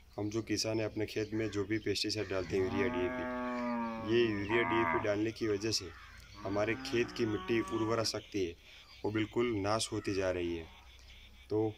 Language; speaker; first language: Hindi; non-native, local second language; Gujarati